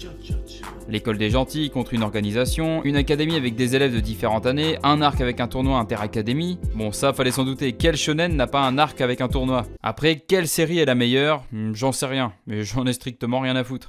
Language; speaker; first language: French; native; French